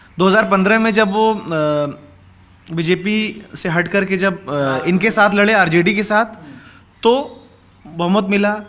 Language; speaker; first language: Hindi; native; Hindi